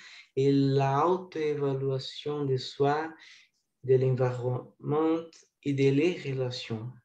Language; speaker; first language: French; non-native, learner; Portuguese